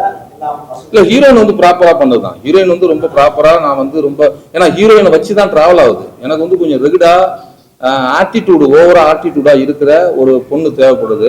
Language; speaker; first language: Tamil; native; Tamil